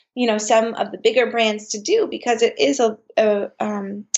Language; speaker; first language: English; native; English